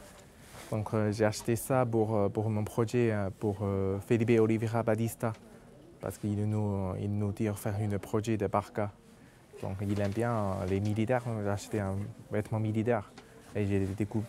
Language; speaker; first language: French; non-native, local second language; Chinese